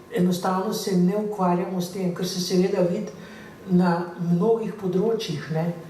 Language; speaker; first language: Slovenian; native; Slovenian